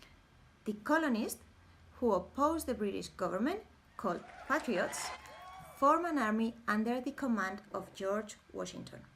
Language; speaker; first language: English; non-native, fluent; Spanish